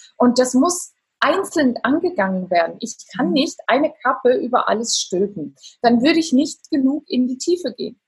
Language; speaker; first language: German; non-native, fluent; Italian